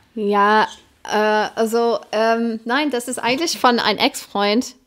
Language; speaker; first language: German; non-native, fluent; English